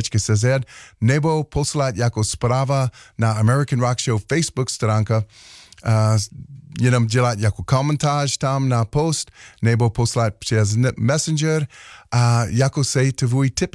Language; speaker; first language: Czech; non-native, learner; English